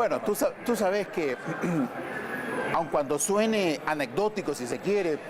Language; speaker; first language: Spanish; native; Spanish